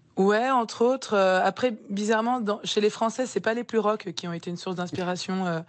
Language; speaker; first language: French; native; French